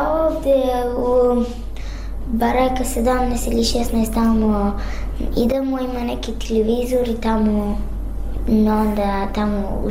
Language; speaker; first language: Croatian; non-native, learner; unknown